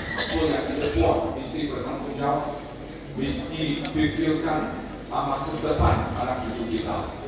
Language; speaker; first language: Malay; non-native, local second language; Chinese